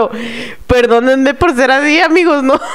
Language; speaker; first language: Spanish; native; Spanish